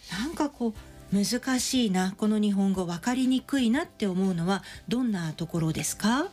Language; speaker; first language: Japanese; native; Japanese